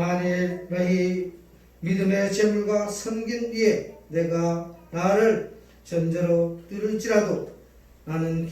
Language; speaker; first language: Korean; native; Korean